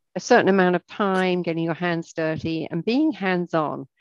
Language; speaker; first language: English; native; English